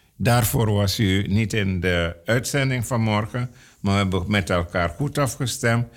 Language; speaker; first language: Dutch; native; Dutch